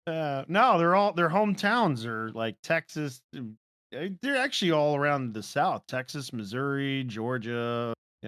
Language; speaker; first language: English; native; English